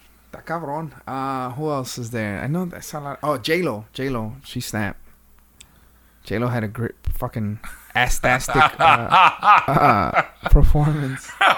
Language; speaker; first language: English; early bilingual, other home language; Spanish